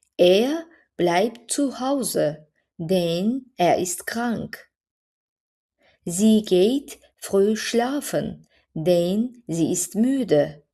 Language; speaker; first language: German; non-native, fluent; Azerbaijani